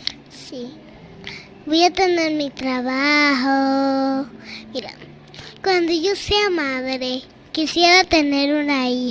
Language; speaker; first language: Spanish; early bilingual, other home language; Haitian Creole